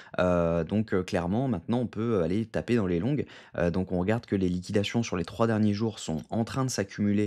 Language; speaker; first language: French; native; French